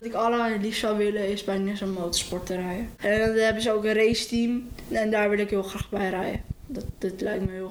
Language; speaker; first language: Dutch; native; Dutch